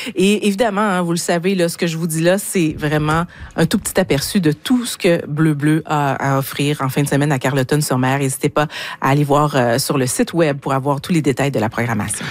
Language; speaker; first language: French; native; French